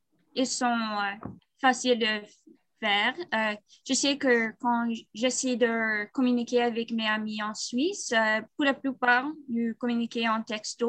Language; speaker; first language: French; non-native, learner; English